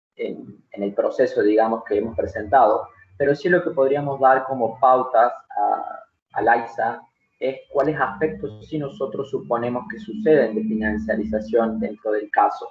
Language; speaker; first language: Spanish; native; Spanish